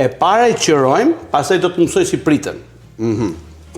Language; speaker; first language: Albanian; native; Albanian